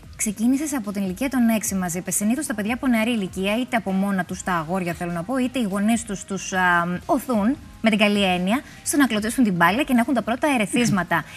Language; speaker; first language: Greek; native; Greek